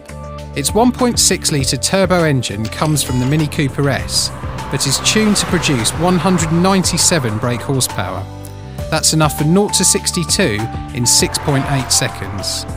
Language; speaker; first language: English; native; English